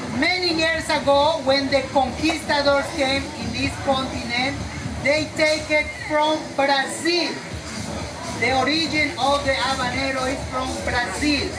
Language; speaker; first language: English; non-native, fluent; Spanish